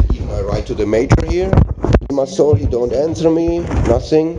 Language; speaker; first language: English; non-native, learner; German